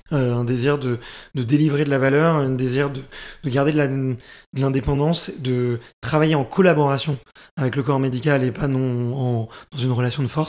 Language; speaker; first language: French; native; French